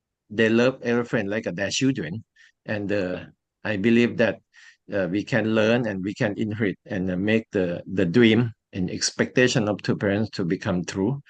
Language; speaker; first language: English; non-native, learner; Thai